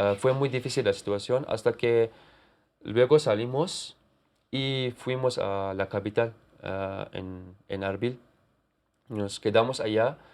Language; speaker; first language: Spanish; non-native, fluent; Kurdish